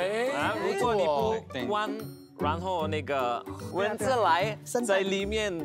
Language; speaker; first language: Chinese; non-native, fluent; German